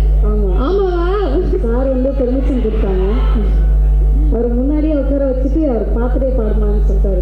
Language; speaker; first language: Tamil; native; Tamil